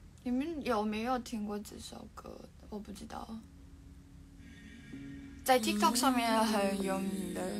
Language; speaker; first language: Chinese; non-native, learner; Mongolian